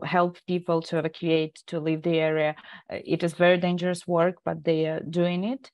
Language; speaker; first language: English; non-native, fluent; Ukrainian